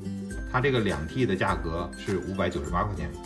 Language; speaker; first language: Chinese; native; Chinese